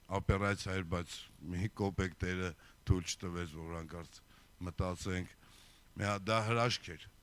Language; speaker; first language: Armenian; native; Armenian